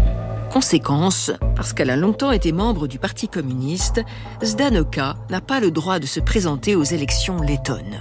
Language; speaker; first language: French; native; French